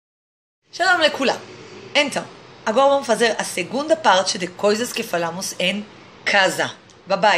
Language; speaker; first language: Portuguese; non-native, fluent; Hebrew